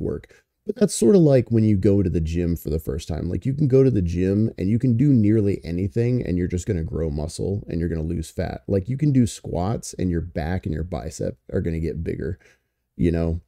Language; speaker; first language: English; native; English